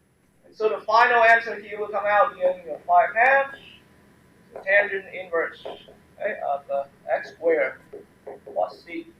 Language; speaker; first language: English; non-native, fluent; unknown